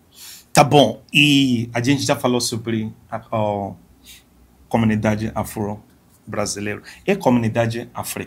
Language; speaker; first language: Portuguese; non-native, fluent; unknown